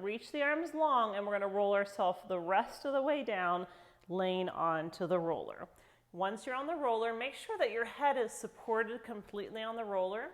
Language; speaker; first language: English; native; English